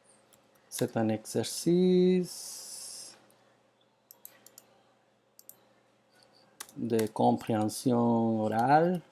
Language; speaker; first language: French; non-native, fluent; Spanish